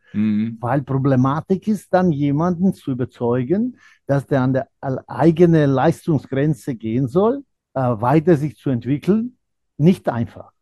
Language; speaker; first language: German; non-native, fluent; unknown